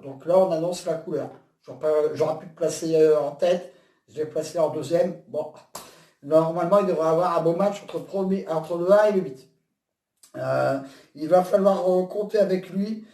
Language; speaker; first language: French; native; French